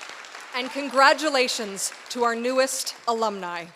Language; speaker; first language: English; native; English